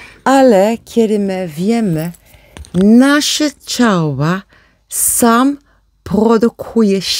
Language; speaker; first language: Polish; non-native, learner; Dutch